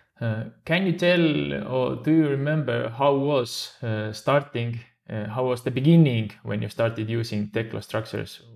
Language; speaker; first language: English; non-native, fluent; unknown